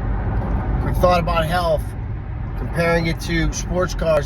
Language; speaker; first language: English; native; English